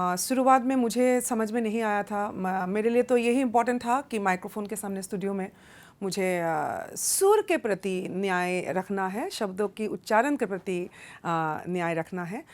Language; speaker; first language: Hindi; non-native, local second language; Assamese